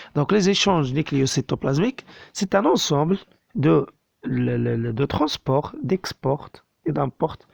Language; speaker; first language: French; non-native, local second language; Arabic